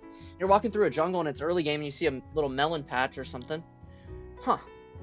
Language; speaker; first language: English; native; English